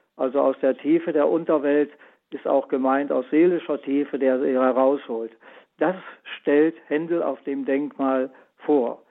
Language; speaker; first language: German; native; German